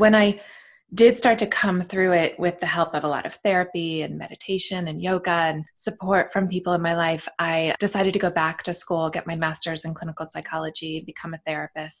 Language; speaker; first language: English; native; English